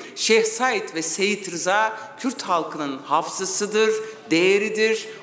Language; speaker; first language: Turkish; non-native, local second language; Kurdish